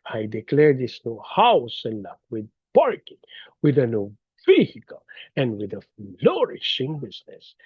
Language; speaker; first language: English; non-native, local second language; Filipino